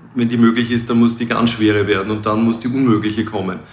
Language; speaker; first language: German; native; German